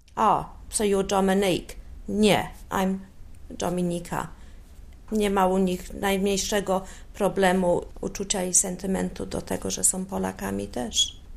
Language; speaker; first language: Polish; early bilingual, heritage; Polish